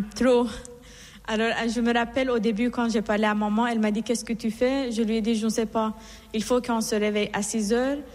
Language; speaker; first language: French; non-native, fluent; Persian